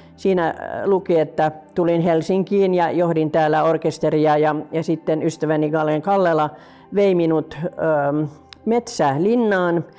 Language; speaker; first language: Finnish; native; Finnish